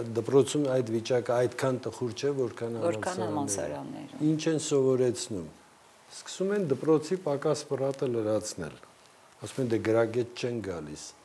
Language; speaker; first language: Armenian; native; Armenian